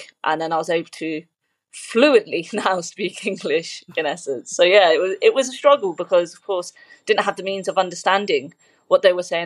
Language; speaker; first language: English; early bilingual, other home language; Punjabi